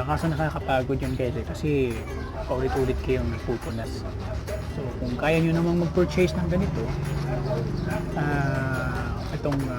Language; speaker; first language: Filipino; native; Filipino